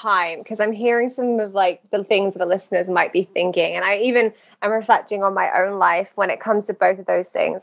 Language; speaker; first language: English; native; English